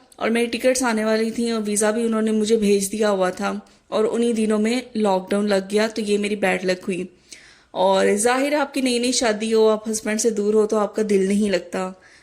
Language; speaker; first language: Urdu; native; Urdu